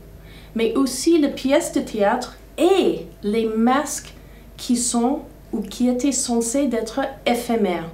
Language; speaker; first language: French; non-native, fluent; English